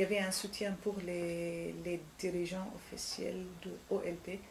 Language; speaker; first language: French; non-native, fluent; Arabic